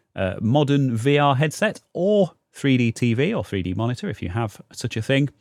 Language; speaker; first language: English; native; English